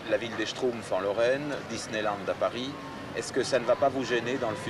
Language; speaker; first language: French; native; French